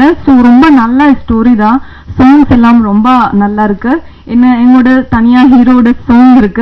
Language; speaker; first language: Tamil; non-native, learner; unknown